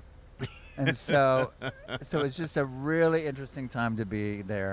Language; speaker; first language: English; native; English